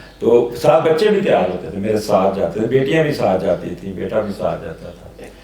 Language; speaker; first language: Urdu; native; Urdu